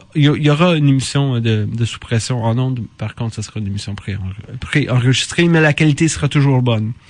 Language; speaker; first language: French; native; French